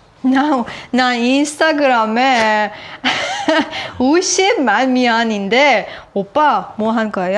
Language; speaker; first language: Korean; non-native, learner; Persian